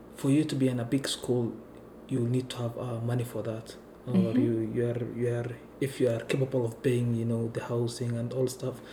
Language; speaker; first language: English; non-native, local second language; Somali